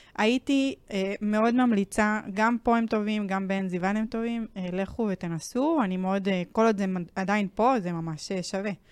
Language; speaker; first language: Hebrew; native; Hebrew